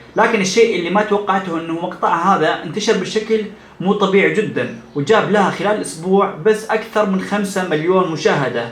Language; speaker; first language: Arabic; native; Arabic